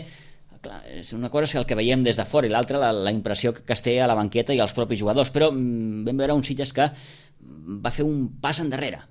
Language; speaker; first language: Catalan; native; Catalan